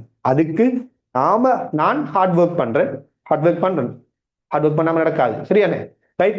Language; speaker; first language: Tamil; native; Tamil